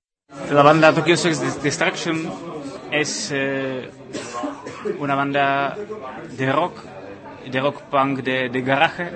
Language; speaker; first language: Spanish; non-native, fluent; Czech